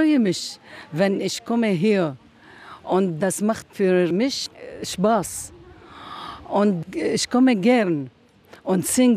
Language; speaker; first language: German; non-native, learner; Arabic